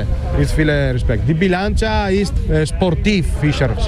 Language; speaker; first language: German; non-native, learner; Italian